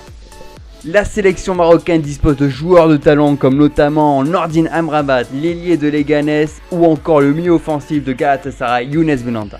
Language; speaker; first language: French; native; French